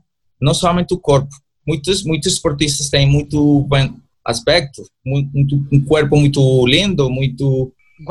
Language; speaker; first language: Portuguese; non-native, learner; Spanish